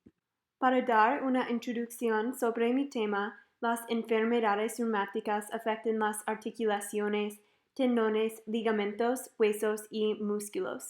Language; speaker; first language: Spanish; non-native, fluent; English